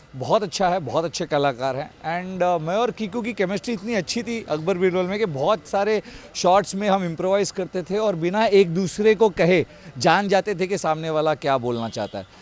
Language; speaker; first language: Hindi; non-native, local second language; Tulu